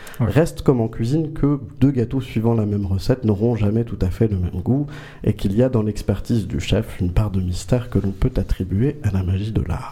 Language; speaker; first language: French; native; French